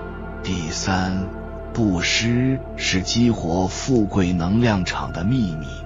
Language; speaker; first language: Chinese; native; Chinese